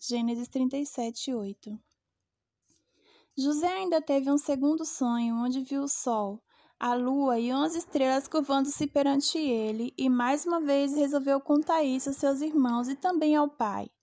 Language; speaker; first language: Portuguese; native; Portuguese